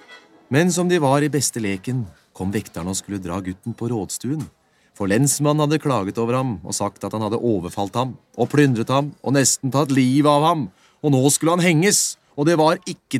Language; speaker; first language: Norwegian; native; Norwegian